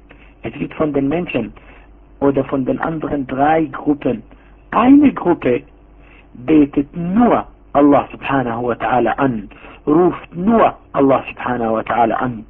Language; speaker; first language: German; non-native, fluent; Arabic